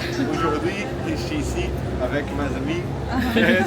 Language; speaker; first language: French; non-native, learner; Portuguese